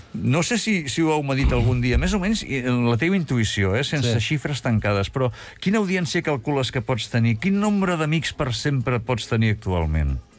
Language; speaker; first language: Catalan; native; Catalan